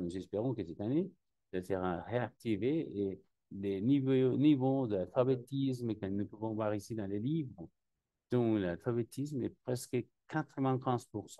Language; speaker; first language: French; non-native, learner; Spanish